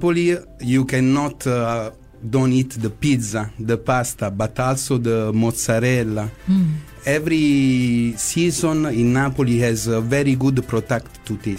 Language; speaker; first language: English; non-native, fluent; Italian